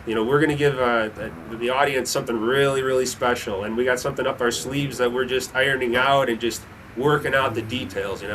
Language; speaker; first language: English; native; English